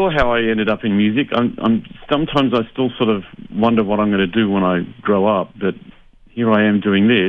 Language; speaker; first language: English; native; English